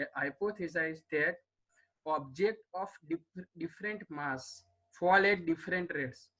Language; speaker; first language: English; non-native, local second language; Gujarati